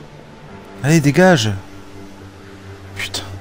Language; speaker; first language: French; native; French